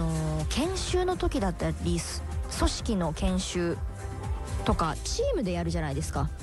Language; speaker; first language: Japanese; native; Japanese